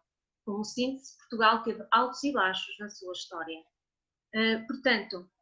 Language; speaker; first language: Portuguese; native; Portuguese